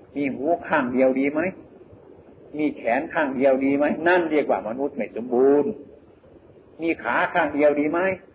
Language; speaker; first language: Thai; non-native, local second language; Northeastern Thai